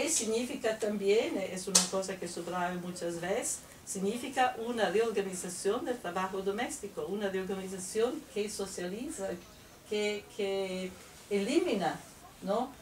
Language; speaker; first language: Spanish; non-native, fluent; Italian